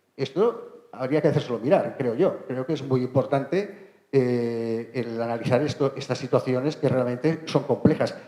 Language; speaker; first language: Spanish; non-native, local second language; Catalan